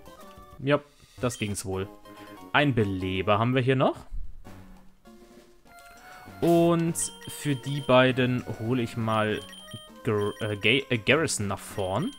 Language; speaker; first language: German; native; German